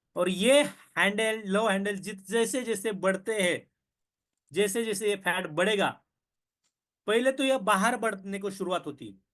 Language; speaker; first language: Hindi; non-native, local second language; Marathi